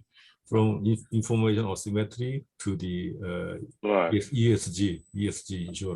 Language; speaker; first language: English; non-native, fluent; Korean